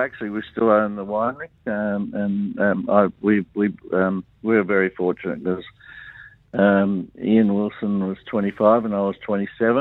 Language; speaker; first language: English; native; English